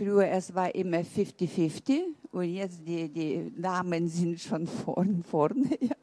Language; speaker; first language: German; early bilingual, heritage; German